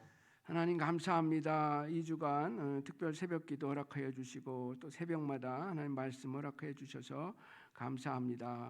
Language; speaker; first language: Korean; native; Korean